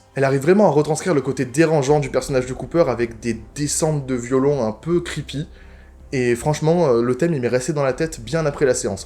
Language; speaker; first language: French; native; French